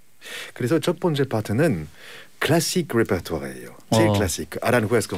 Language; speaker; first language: Korean; non-native, learner; French